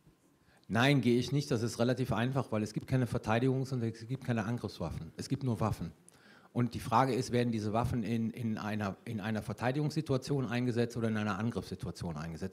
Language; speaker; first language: German; native; German